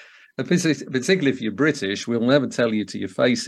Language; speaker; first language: English; native; English